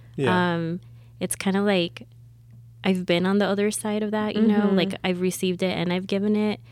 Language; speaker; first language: English; native; English